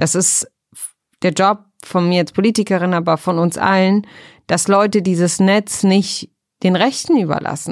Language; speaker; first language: German; early bilingual, other home language; Arabic